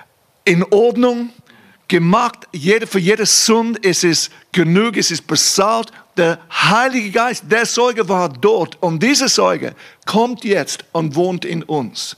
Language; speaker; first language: German; non-native, fluent; English